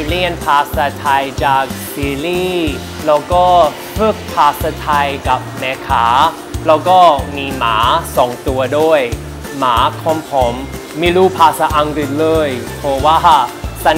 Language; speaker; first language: Thai; non-native, learner; English